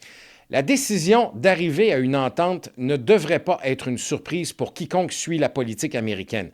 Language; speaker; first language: French; native; French